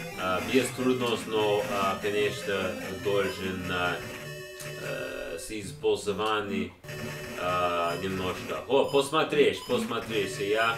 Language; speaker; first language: Russian; non-native, learner; English